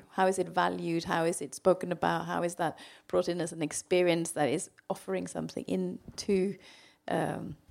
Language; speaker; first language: English; non-native, fluent; Norwegian